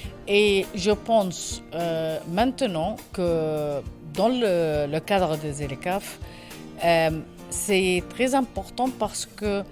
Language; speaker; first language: French; non-native, learner; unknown